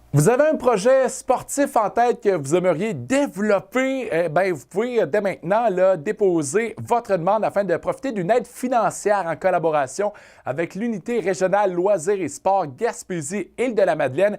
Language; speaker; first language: French; native; French